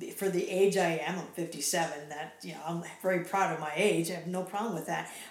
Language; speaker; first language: English; native; English